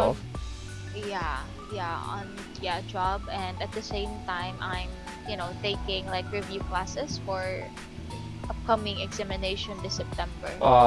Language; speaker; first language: English; non-native, local second language; Filipino